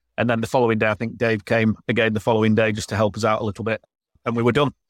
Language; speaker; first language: English; native; English